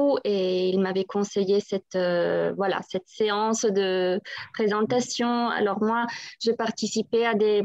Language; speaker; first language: French; non-native, fluent; Italian